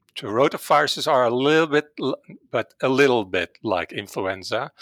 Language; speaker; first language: English; non-native, fluent; Dutch